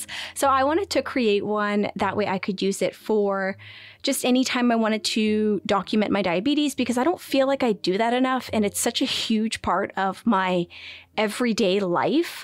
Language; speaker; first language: English; native; English